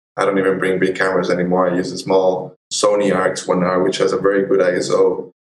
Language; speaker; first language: English; non-native, fluent; Spanish